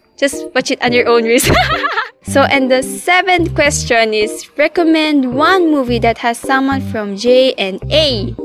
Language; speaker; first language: English; non-native, local second language; Filipino